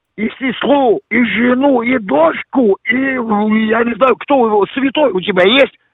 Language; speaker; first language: Russian; non-native, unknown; Armenian